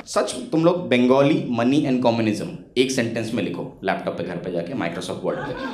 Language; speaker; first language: Hindi; non-native, local second language; Bangla